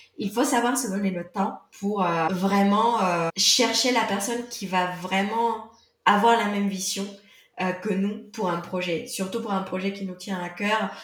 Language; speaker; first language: French; non-native, fluent; Spanish